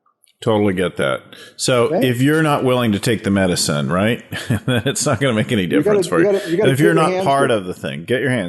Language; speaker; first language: English; native; English